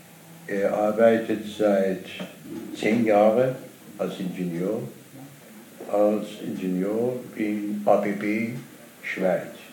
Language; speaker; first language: German; non-native, learner; Persian